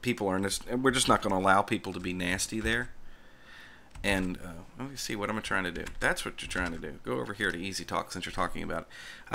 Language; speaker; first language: English; native; English